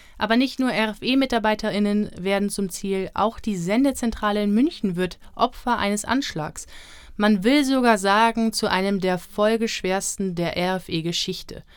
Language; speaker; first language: German; native; German